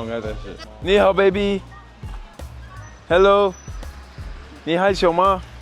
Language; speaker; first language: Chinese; non-native, learner; English